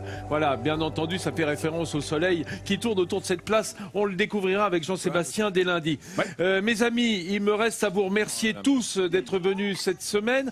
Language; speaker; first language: French; native; French